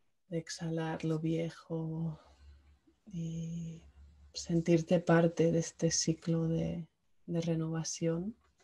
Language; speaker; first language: Spanish; non-native, local second language; English